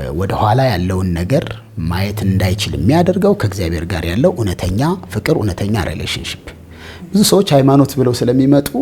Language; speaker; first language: Amharic; native; Amharic